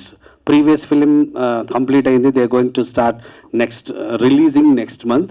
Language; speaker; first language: Telugu; native; Telugu